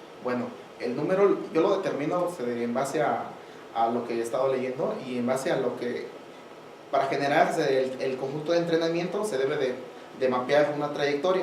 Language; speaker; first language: Spanish; native; Spanish